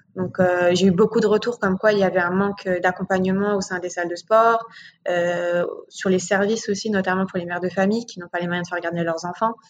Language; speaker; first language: French; native; French